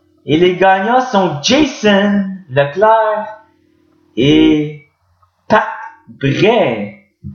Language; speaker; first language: French; native; French